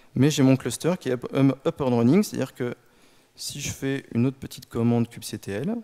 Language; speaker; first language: French; native; French